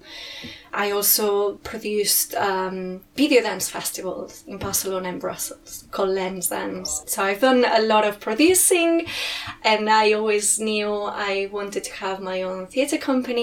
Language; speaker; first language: English; non-native, fluent; Spanish